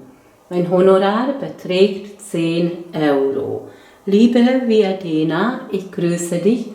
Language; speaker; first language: German; non-native, fluent; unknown